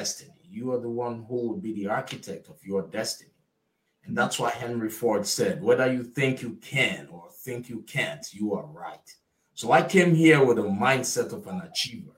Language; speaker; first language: English; non-native, local second language; Igbo